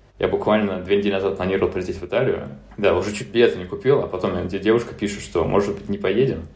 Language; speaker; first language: Russian; native; Russian